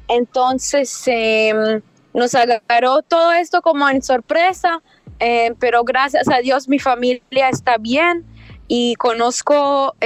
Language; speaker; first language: Spanish; early bilingual, other home language; Hebrew